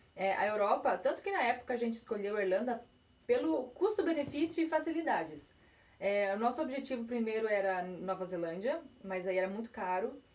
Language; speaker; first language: Portuguese; early bilingual, heritage; Portuguese